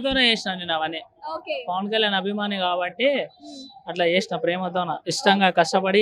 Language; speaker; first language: Telugu; native; Telugu